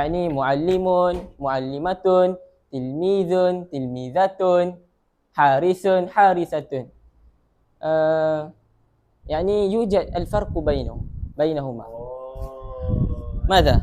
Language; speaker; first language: Arabic; non-native, learner; Malay